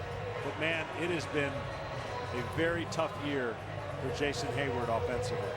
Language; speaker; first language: English; native; English